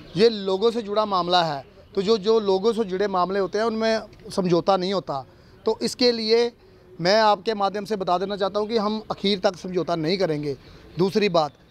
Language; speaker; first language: Hindi; non-native, local second language; Punjabi